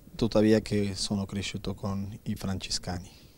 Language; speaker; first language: Italian; non-native, learner; Spanish